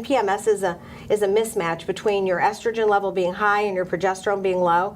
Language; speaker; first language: English; native; English